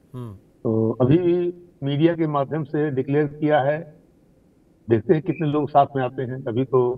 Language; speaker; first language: Hindi; native; Hindi